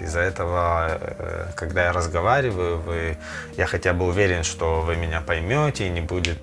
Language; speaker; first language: Russian; early bilingual, heritage; Russian